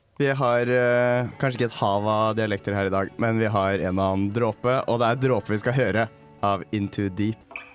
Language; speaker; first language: Norwegian; native; Norwegian